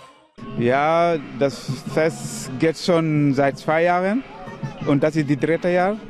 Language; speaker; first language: German; non-native, learner; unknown